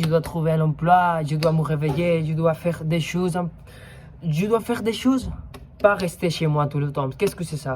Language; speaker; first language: French; non-native, fluent; Spanish